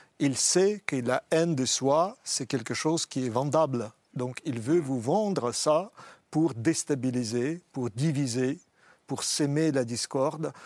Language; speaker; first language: French; non-native, fluent; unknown